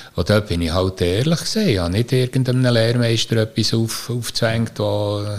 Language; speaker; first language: German; native; German